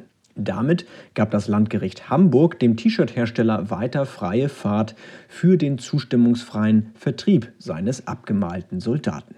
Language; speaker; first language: German; native; German